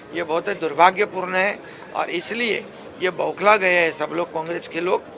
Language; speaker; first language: Hindi; non-native, local second language; Marathi